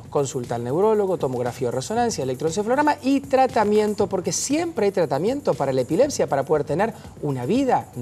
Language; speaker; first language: Spanish; native; Spanish